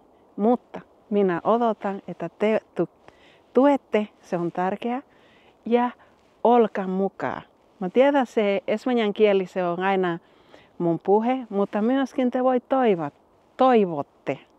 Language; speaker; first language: Finnish; non-native, learner; Spanish